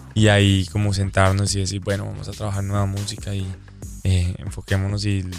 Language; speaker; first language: Spanish; native; Spanish